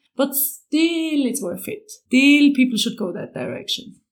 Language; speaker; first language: English; non-native, fluent; German